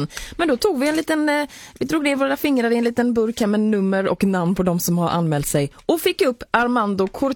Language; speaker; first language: Swedish; native; Swedish